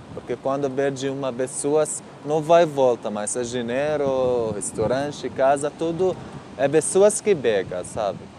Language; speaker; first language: Portuguese; non-native, learner; Arabic